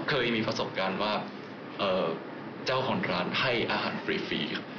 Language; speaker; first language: Thai; non-native, fluent; Japanese